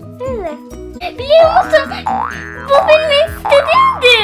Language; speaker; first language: Turkish; early bilingual, heritage; Turkish